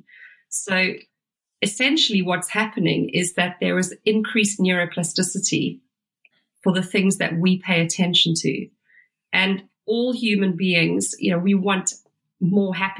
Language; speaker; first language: English; native; English